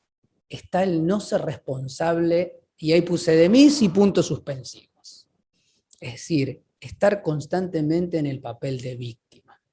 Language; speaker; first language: Spanish; native; Spanish